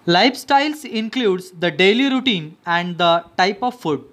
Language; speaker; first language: English; non-native, local second language; Marathi